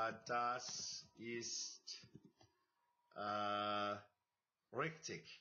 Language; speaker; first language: German; non-native, learner; English